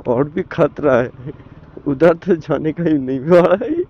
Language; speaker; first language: Hindi; non-native, local second language; Bangla